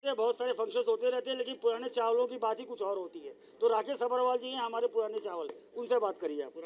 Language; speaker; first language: Hindi; native; Hindi